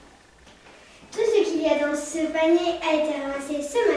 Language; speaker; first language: French; native; French